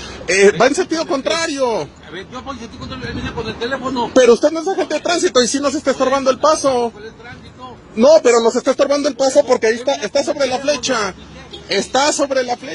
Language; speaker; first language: Spanish; native; Spanish